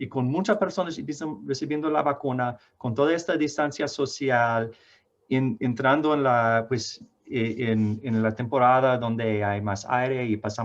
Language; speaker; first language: Spanish; non-native, fluent; English